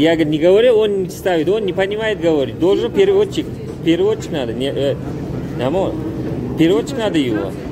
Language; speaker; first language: Russian; non-native, learner; Tajik